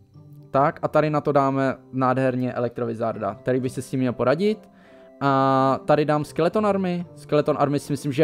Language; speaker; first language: Czech; native; Czech